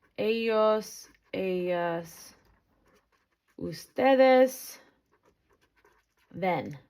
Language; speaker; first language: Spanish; non-native, fluent; English